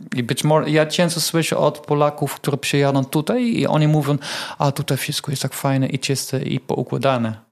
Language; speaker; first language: Polish; non-native, fluent; Dutch